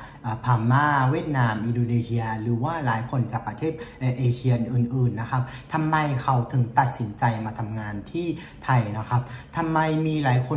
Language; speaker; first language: Thai; non-native, fluent; Vietnamese